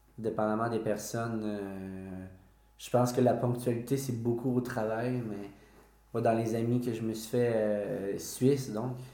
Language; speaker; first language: French; native; French